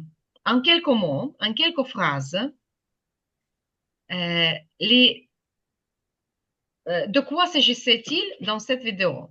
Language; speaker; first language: French; non-native, fluent; Ukrainian